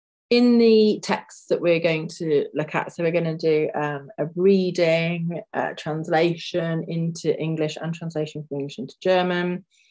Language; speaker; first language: English; native; English